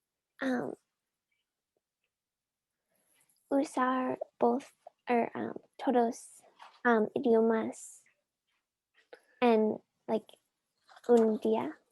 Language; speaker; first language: Spanish; non-native, learner; English